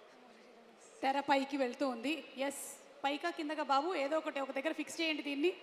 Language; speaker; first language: Telugu; native; Telugu